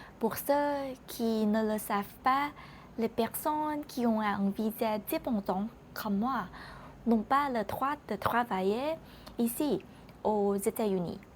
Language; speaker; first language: French; non-native, learner; Vietnamese